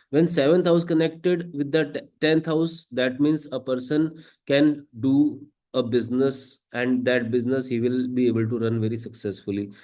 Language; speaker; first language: English; non-native, local second language; Punjabi